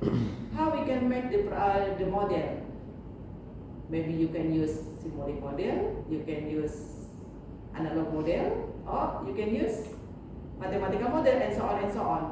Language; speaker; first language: English; non-native, learner; Indonesian